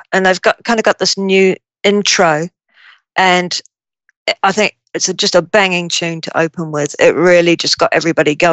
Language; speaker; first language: English; native; English